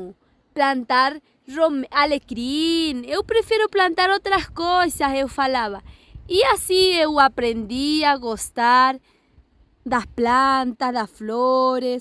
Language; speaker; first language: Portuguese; non-native, learner; Spanish